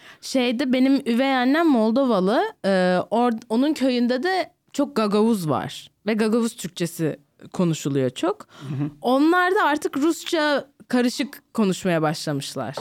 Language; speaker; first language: Turkish; early bilingual, heritage; Turkish